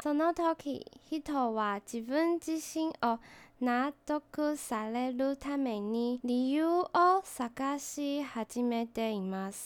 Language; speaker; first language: Japanese; non-native, learner; Chinese